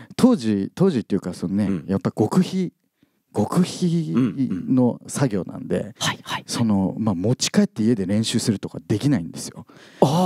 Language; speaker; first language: Japanese; native; Japanese